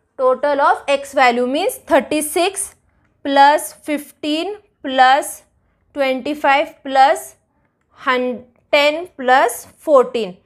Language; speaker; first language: English; non-native, local second language; Marathi